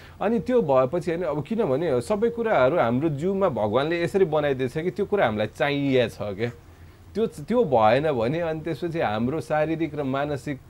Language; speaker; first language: Nepali; non-native, local second language; Maithili